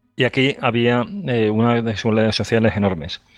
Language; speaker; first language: Spanish; native; Spanish